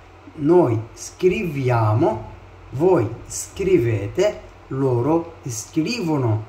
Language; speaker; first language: Italian; non-native, fluent; Arabic